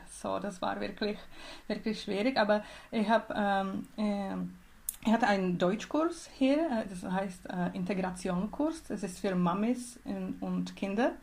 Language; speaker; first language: German; non-native, learner; Czech